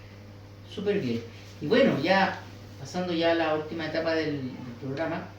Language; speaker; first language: Spanish; native; Spanish